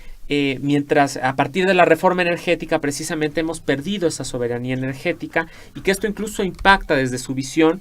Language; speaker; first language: Spanish; native; Spanish